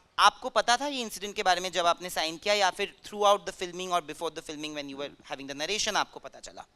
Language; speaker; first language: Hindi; non-native, local second language; Bangla